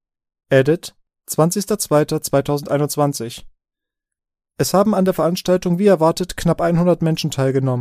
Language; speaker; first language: German; native; German